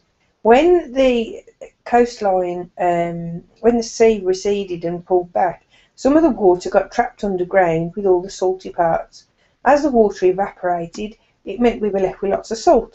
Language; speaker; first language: English; native; English